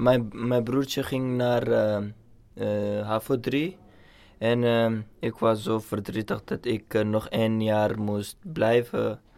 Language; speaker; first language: Dutch; non-native, learner; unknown